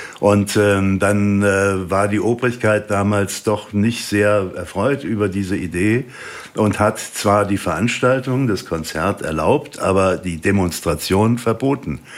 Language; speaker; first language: German; native; German